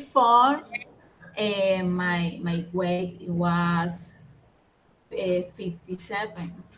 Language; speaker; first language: English; non-native, learner; Spanish